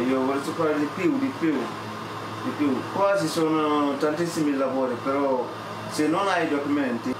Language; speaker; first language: Italian; non-native, learner; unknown